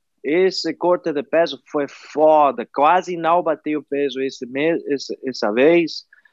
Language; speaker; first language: Portuguese; non-native, fluent; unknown